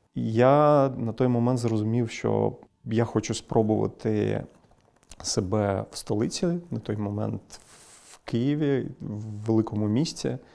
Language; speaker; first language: Ukrainian; non-native, local second language; Crimean Tatar